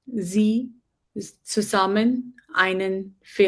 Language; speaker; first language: German; non-native, learner; Urdu